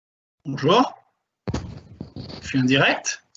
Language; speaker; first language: French; non-native, fluent; Portuguese